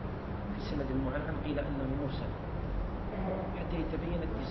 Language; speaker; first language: Arabic; native; Arabic